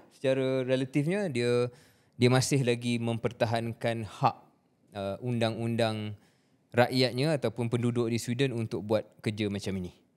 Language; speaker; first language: Malay; native; Malay